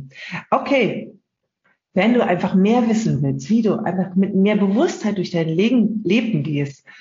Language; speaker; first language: German; native; German